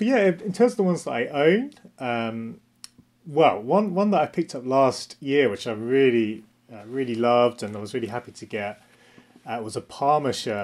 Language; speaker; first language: English; native; English